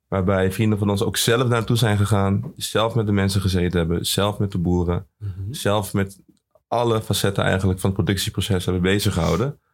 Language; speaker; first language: Dutch; early bilingual, other home language; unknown